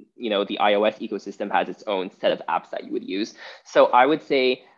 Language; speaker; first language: English; non-native, fluent; Chinese